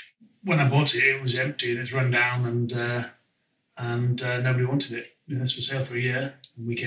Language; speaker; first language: English; native; English